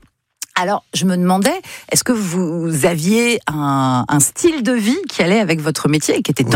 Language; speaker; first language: French; native; French